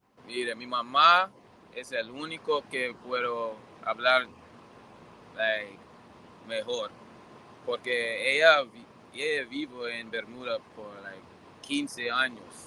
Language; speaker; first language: Spanish; non-native, learner; English